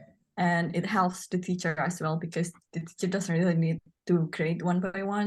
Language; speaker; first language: English; non-native, learner; Indonesian